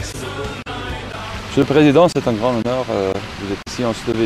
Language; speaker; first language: French; non-native, fluent; Slovenian